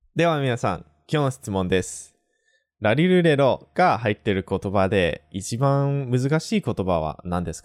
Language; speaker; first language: Japanese; non-native, fluent; English